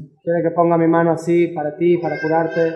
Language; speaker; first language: Spanish; native; Spanish